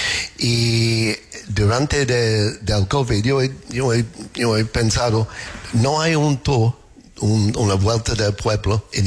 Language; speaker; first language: Spanish; non-native, fluent; English